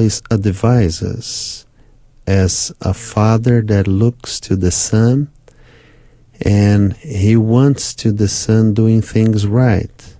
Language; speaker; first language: English; non-native, fluent; Portuguese